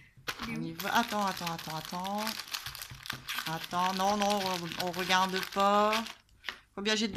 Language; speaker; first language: French; native; French